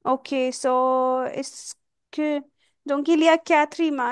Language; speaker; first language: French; non-native, fluent; Hindi